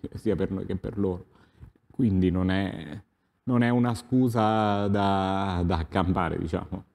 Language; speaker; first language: Italian; native; Italian